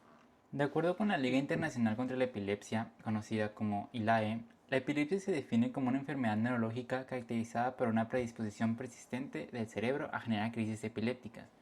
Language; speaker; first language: Spanish; native; Spanish